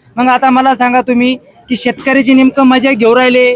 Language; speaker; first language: Marathi; native; Marathi